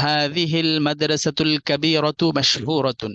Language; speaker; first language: Arabic; non-native, learner; Bangla